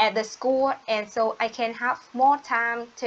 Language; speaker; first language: English; non-native, learner; Vietnamese